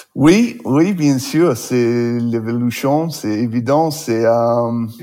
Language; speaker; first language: French; non-native, fluent; English